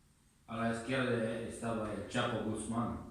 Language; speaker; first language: Spanish; non-native, learner; Russian